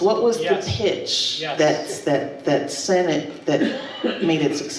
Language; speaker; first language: English; native; English